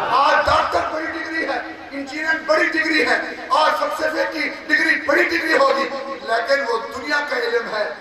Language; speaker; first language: Urdu; non-native, local second language; Saraiki